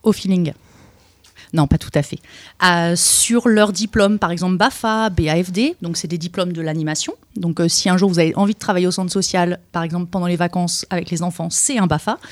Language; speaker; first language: French; native; French